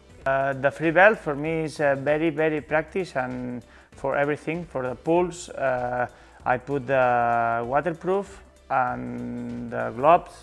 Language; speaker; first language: English; non-native, learner; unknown